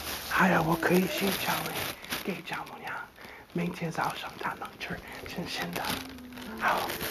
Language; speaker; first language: Chinese; non-native, learner; English